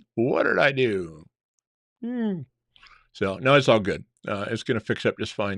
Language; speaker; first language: English; native; English